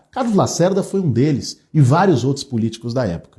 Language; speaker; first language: Portuguese; native; Portuguese